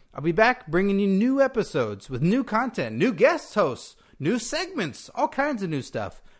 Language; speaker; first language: English; native; English